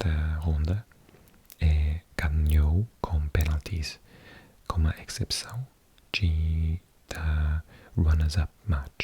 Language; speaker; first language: Portuguese; non-native, learner; English